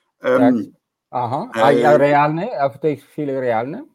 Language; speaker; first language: Polish; non-native, fluent; English